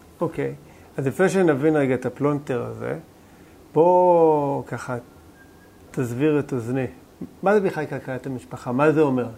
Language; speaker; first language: Hebrew; native; Hebrew